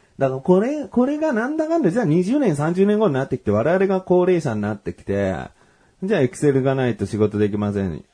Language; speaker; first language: Japanese; native; Japanese